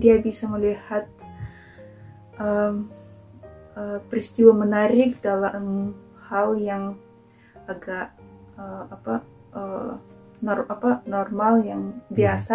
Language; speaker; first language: Indonesian; non-native, fluent; Russian